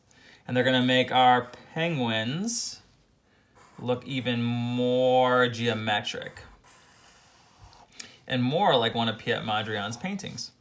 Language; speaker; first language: English; native; English